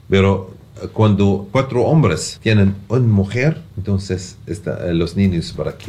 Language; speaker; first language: Spanish; non-native, learner; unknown